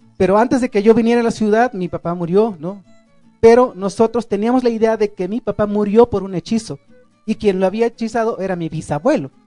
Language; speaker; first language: Spanish; non-native, local second language; Tzotzil